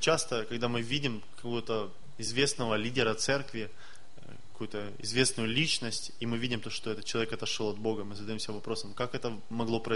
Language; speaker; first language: Russian; native; Russian